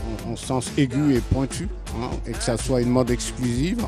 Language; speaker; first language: French; non-native, local second language; Wolof